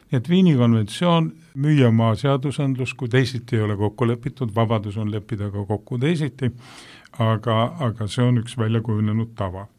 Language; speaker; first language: Estonian; native; Estonian